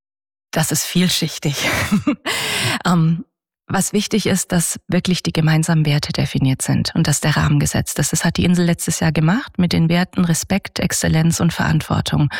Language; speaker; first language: German; native; German